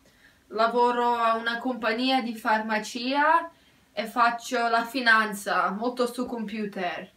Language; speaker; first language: Italian; early bilingual, heritage; Italian